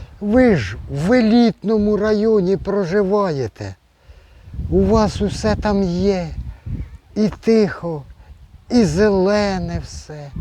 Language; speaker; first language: Ukrainian; native; Ukrainian